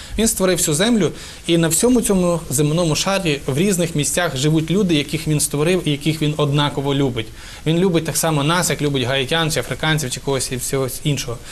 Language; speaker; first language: Ukrainian; native; Ukrainian